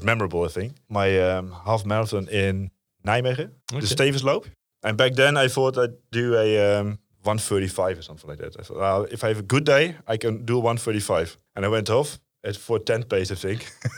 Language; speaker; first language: English; non-native, fluent; Dutch